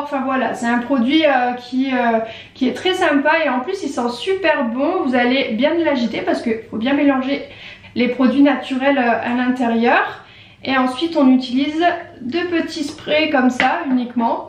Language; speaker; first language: French; native; French